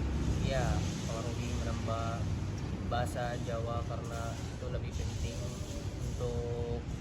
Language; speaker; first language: Indonesian; non-native, learner; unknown